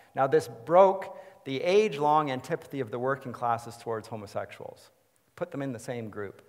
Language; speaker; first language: English; native; English